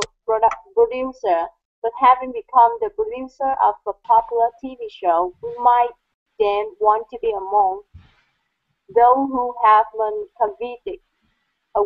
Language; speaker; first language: English; non-native, learner; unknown